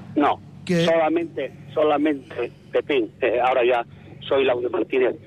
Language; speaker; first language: Spanish; native; Spanish